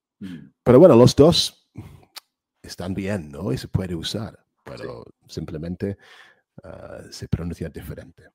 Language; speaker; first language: Spanish; non-native, fluent; English